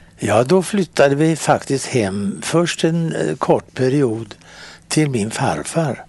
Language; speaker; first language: Swedish; native; Swedish